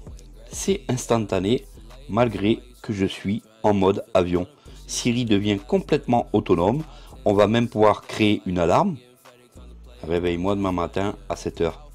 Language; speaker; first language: French; native; French